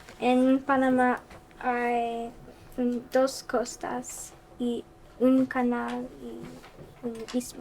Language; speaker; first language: Spanish; non-native, learner; English